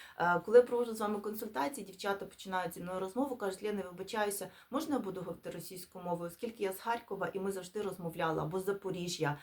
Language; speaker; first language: Ukrainian; non-native, local second language; Russian